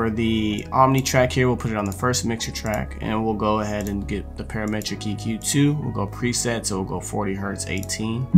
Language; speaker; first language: English; native; English